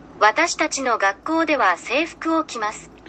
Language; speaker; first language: Japanese; non-native, learner; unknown